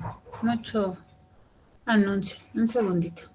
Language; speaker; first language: Spanish; native; Spanish